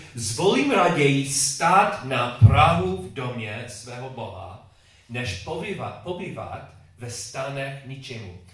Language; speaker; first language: Czech; non-native, learner; English